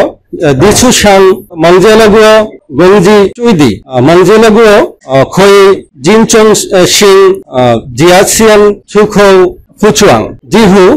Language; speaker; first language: Chinese; non-native, learner; Bangla